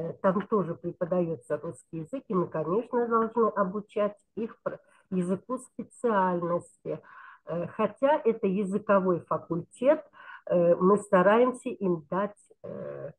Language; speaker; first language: Russian; non-native, local second language; Kyrgyz